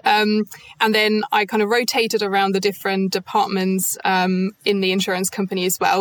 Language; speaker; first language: English; non-native, fluent; German